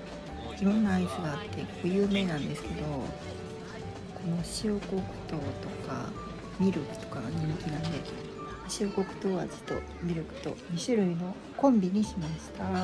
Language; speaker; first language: Japanese; native; Japanese